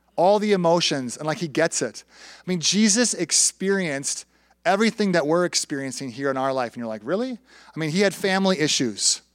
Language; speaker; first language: English; native; English